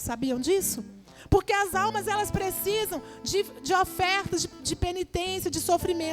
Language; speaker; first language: Portuguese; native; Portuguese